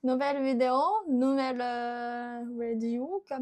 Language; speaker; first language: French; non-native, learner; Japanese